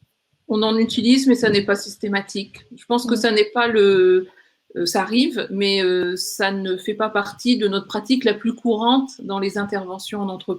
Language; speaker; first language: French; native; French